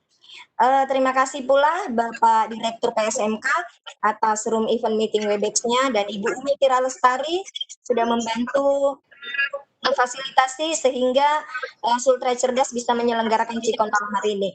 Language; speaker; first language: Indonesian; native; Indonesian